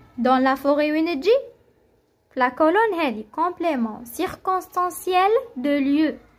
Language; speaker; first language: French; non-native, local second language; Arabic